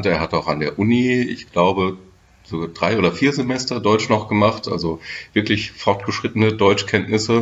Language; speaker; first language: German; native; German